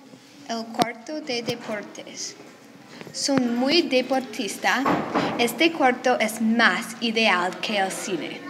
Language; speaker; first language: Spanish; non-native, learner; English